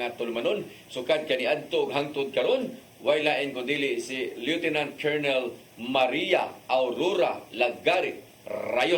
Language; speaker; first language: Cebuano; native; Cebuano